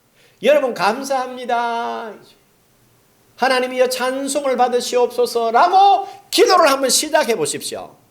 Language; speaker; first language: Korean; native; Korean